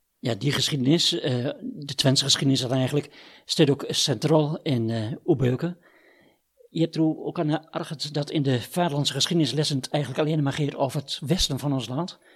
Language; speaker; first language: Dutch; native; Dutch